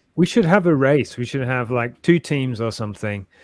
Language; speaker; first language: English; native; English